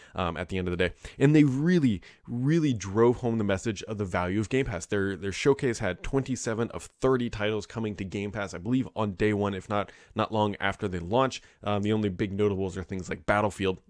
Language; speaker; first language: English; native; English